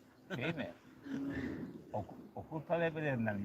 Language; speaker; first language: Turkish; native; Turkish